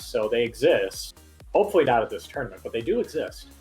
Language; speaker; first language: English; native; English